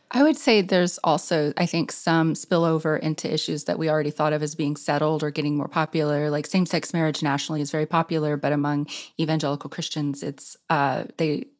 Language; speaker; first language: English; native; English